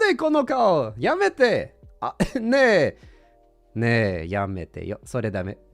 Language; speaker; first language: Japanese; non-native, learner; English